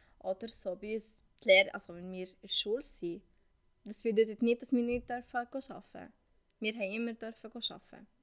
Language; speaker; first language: German; non-native, fluent; Arabic